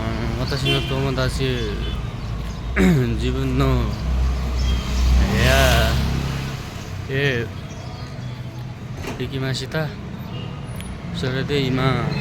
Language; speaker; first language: Japanese; non-native, learner; Nepali